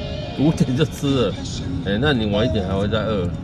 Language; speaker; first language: Chinese; native; Chinese